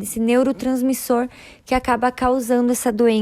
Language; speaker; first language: Portuguese; native; Portuguese